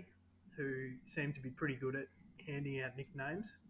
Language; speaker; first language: English; native; English